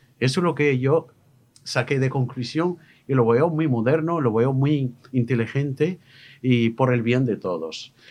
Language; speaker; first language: Spanish; non-native, fluent; Arabic